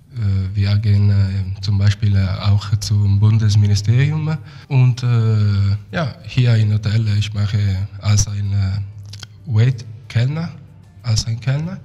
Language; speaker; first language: German; non-native, learner; Italian